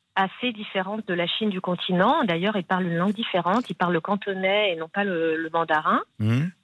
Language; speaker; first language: French; native; French